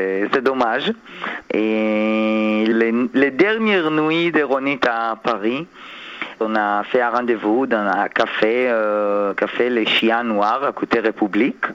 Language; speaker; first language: French; non-native, learner; Hebrew